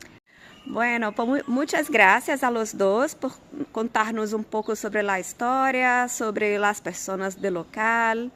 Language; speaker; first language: Spanish; non-native, learner; Portuguese